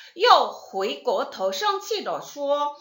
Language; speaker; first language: Chinese; non-native, fluent; Korean